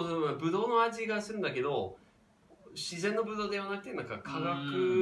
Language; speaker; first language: Japanese; non-native, fluent; English